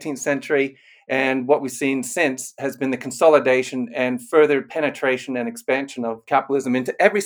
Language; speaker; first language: English; native; English